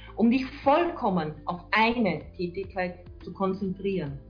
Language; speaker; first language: German; native; German